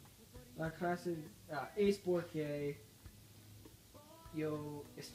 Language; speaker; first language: Spanish; non-native, learner; English